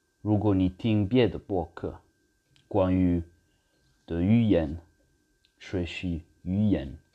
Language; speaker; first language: Chinese; non-native, learner; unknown